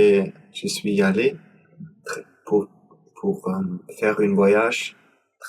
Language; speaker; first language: French; non-native, learner; German